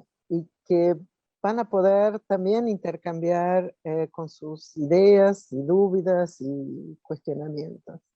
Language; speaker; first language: Spanish; non-native, fluent; Portuguese